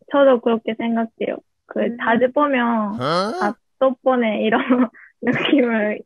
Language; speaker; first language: Korean; non-native, learner; Japanese